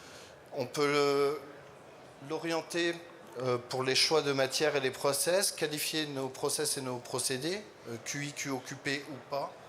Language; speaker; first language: French; native; French